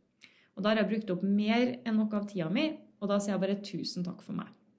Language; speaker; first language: Norwegian; native; Norwegian